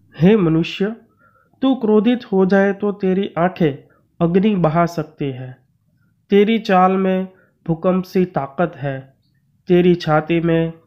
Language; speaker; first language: Hindi; non-native, local second language; Gujarati